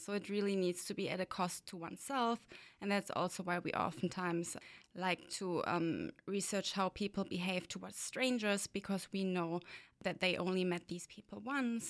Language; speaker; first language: English; non-native, fluent; German